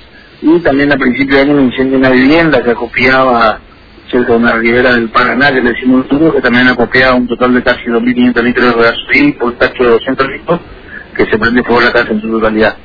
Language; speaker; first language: Spanish; native; Spanish